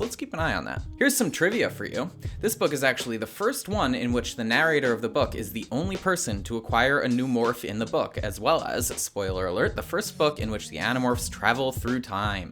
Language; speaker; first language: English; native; English